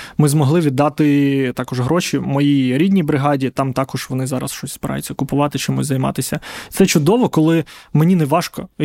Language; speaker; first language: Ukrainian; non-native, local second language; Russian